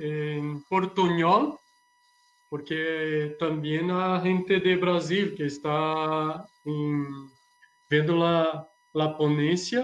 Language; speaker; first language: Spanish; non-native, learner; Portuguese